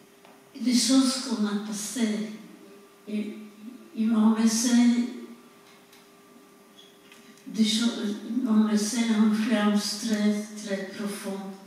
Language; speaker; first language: French; non-native, fluent; Polish